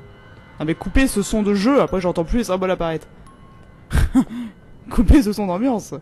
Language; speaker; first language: French; native; French